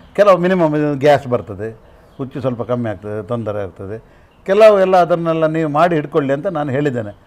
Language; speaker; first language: Kannada; non-native, local second language; Tulu